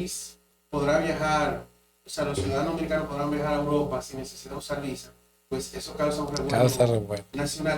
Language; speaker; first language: Spanish; native; Spanish